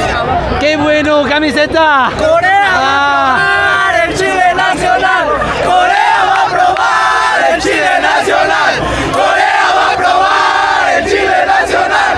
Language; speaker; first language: Spanish; non-native, learner; Korean